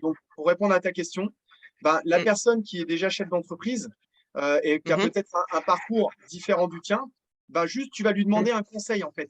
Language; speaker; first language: French; native; French